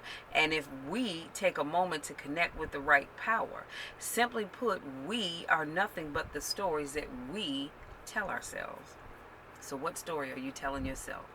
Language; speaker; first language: English; native; English